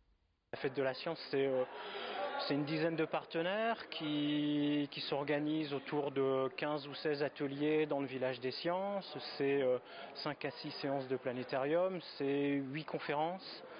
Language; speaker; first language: French; native; French